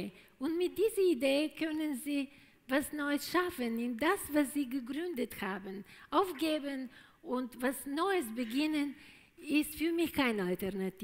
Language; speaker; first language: German; non-native, fluent; Bulgarian